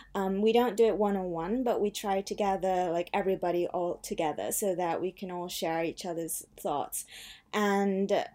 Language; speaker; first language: English; early bilingual, other home language; Japanese